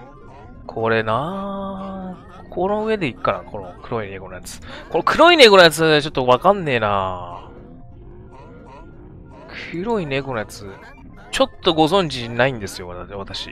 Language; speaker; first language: Japanese; native; Japanese